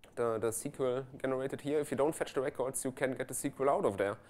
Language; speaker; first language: English; non-native, fluent; German